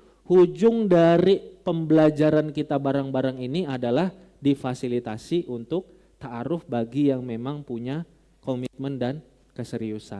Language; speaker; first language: Indonesian; non-native, local second language; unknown